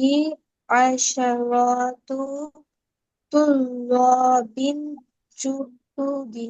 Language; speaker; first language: Arabic; non-native, learner; Bangla